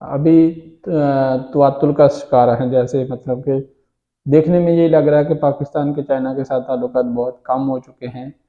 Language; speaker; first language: Urdu; native; Urdu